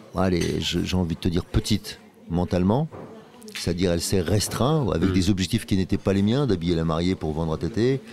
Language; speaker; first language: French; native; French